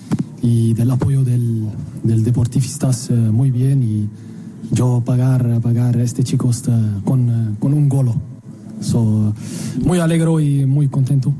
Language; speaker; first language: Spanish; non-native, learner; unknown